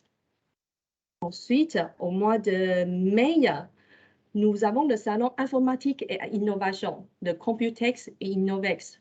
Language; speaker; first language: French; non-native, fluent; Chinese